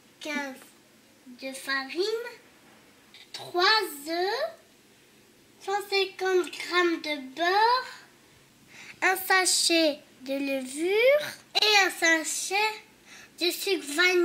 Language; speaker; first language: French; non-native, fluent; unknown